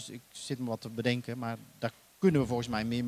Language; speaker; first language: Dutch; native; Dutch